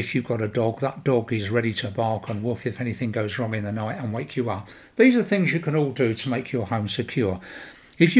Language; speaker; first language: English; native; English